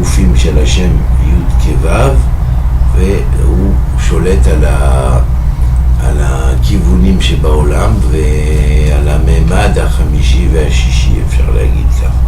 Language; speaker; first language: Hebrew; non-native, fluent; French